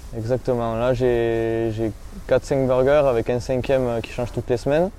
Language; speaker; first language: French; native; French